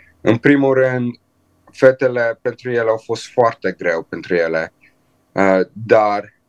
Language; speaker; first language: Romanian; early bilingual, heritage; Romanian